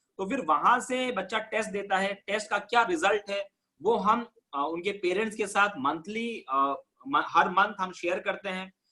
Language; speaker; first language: Hindi; native; Hindi